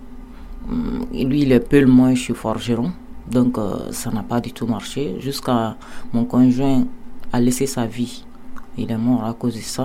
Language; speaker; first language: French; non-native, local second language; Bambara